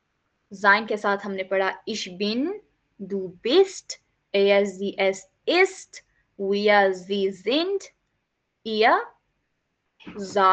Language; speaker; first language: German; non-native, learner; Hindi